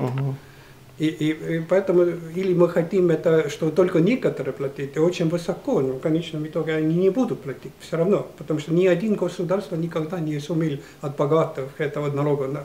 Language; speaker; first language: Russian; non-native, fluent; Estonian